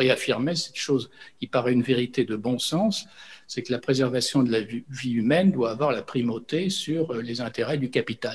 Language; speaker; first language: French; native; French